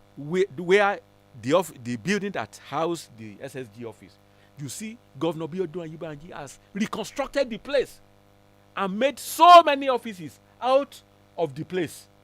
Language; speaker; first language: English; non-native, local second language; Yoruba